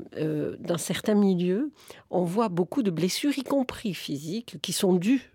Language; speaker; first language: French; native; French